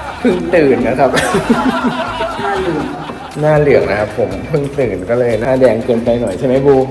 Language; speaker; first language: Thai; native; Thai